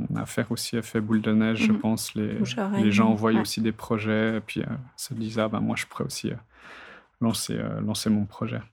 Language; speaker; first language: French; native; French